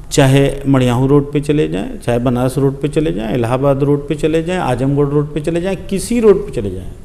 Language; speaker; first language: Hindi; native; Hindi